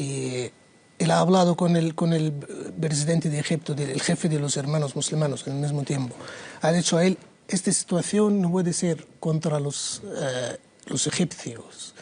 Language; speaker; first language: Spanish; non-native, learner; Arabic